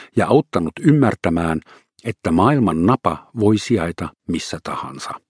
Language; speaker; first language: Finnish; non-native, fluent; German